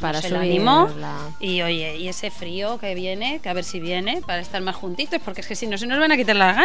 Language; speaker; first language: Spanish; native; Spanish